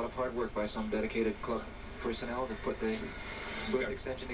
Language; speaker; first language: English; native; English